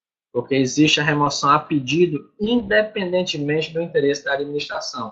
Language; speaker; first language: Portuguese; native; Portuguese